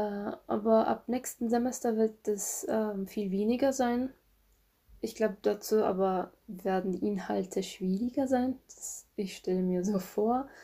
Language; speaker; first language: German; non-native, fluent; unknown